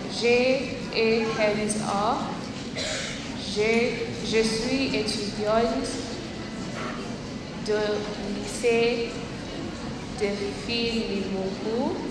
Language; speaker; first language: French; non-native, learner; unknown